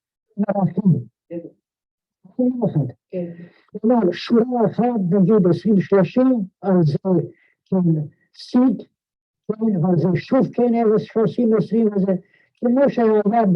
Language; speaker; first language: Hebrew; non-native, fluent; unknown